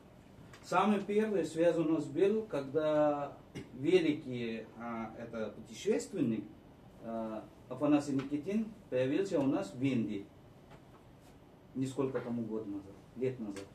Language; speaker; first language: Russian; non-native, fluent; Marathi